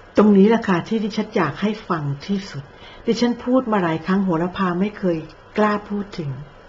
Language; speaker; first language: Thai; native; Thai